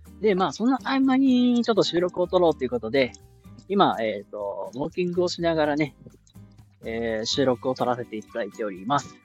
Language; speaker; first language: Japanese; native; Japanese